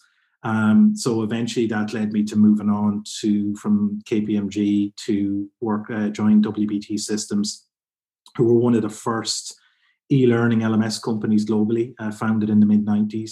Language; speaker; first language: English; native; English